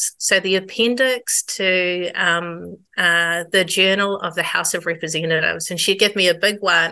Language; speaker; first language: English; native; English